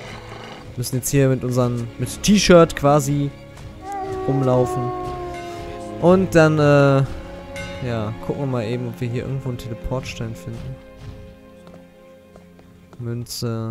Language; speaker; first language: German; native; German